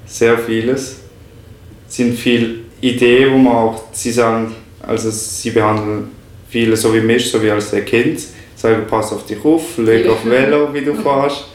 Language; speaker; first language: German; non-native, fluent; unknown